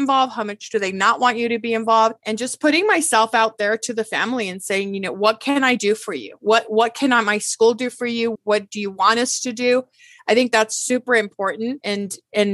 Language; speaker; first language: English; early bilingual, other home language; Spanish